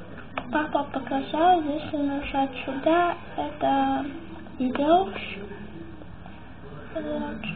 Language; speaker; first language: Russian; early bilingual, heritage; Russian